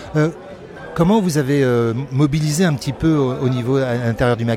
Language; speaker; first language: French; native; French